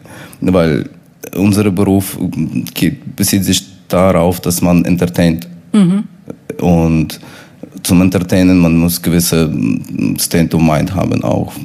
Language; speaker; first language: German; non-native, fluent; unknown